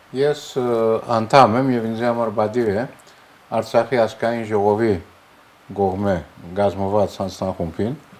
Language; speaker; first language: Armenian; early bilingual, heritage; Armenian